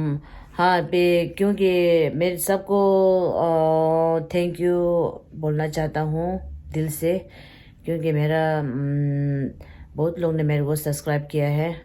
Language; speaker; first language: Hindi; non-native, local second language; Tibetan